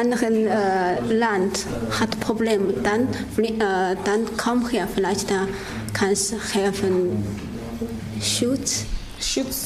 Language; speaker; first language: German; non-native, learner; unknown